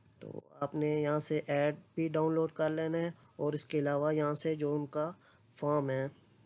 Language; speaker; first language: Urdu; non-native, local second language; Punjabi